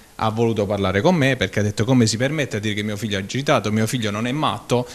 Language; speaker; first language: Italian; native; Italian